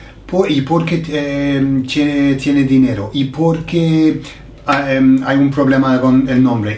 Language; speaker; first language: Spanish; non-native, fluent; English